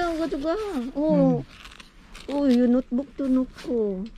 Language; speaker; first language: Korean; non-native, learner; Filipino